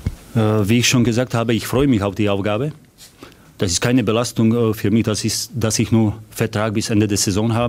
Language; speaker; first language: German; non-native, fluent; Slovak